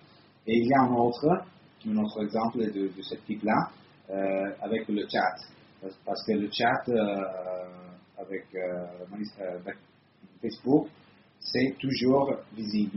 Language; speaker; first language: French; non-native, learner; Italian